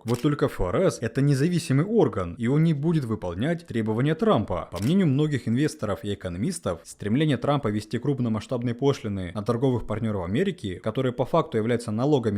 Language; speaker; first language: Russian; native; Russian